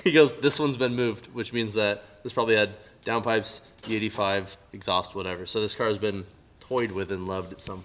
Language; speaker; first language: English; native; English